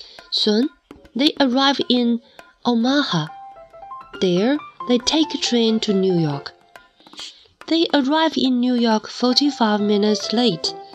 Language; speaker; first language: English; non-native, fluent; Chinese